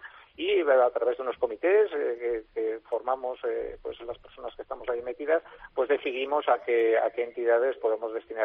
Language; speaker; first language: Spanish; native; Spanish